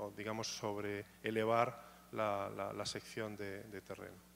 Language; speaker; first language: Spanish; native; Spanish